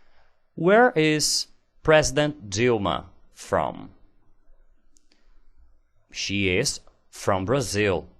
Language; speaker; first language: English; non-native, fluent; Portuguese